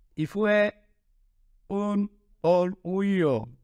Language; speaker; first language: Spanish; non-native, learner; Turkish